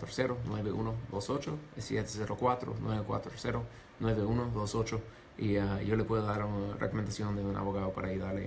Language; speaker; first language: Spanish; non-native, fluent; English